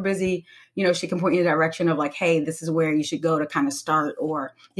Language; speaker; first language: English; native; English